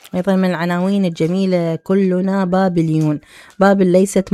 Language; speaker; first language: Arabic; native; Arabic